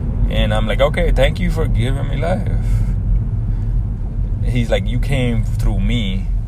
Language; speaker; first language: English; early bilingual, other home language; Spanish